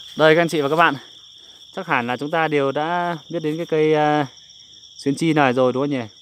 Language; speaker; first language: Vietnamese; non-native, local second language; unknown